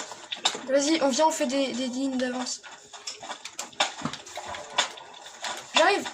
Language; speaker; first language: French; native; French